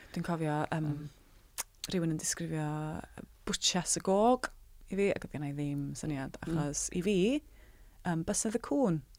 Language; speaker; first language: Welsh; native; Welsh